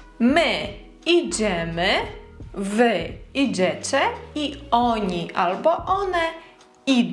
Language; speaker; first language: Polish; non-native, fluent; Ukrainian